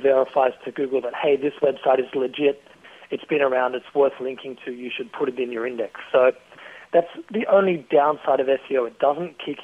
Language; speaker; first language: English; native; English